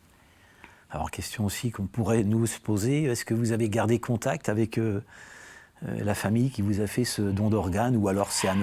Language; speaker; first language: French; native; French